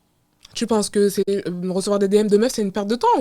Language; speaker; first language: French; native; French